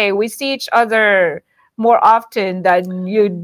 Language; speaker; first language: English; non-native, local second language; Iloko